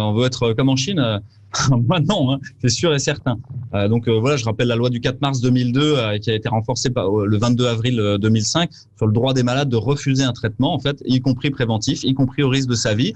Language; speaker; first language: French; native; French